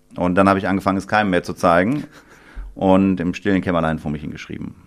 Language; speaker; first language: German; native; German